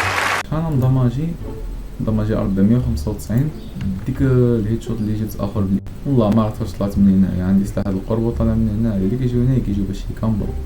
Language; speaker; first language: Arabic; native; Arabic